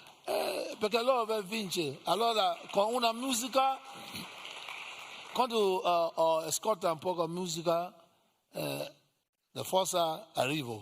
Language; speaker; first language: Italian; non-native, learner; English